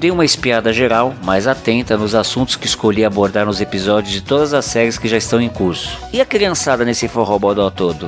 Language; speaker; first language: Portuguese; native; Portuguese